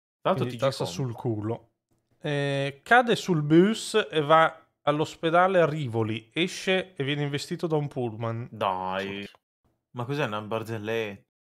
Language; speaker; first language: Italian; native; Italian